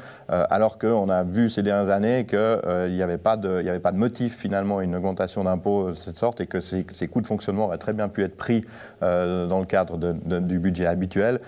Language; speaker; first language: French; native; French